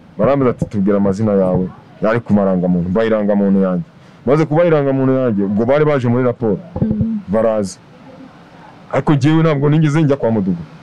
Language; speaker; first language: Kinyarwanda; native; Kinyarwanda